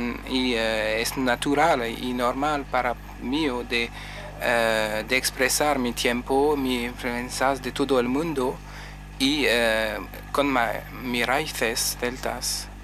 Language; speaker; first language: Spanish; non-native, learner; French